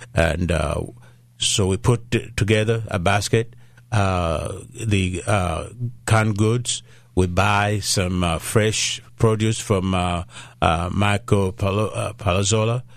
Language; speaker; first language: English; non-native, local second language; Ganda